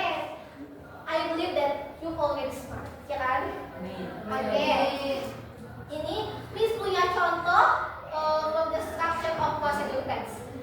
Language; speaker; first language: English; non-native, learner; Indonesian